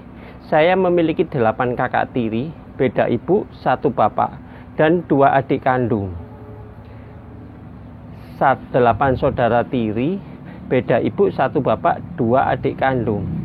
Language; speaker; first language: Indonesian; native; Indonesian